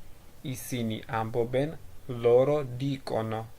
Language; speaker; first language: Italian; non-native, fluent; Georgian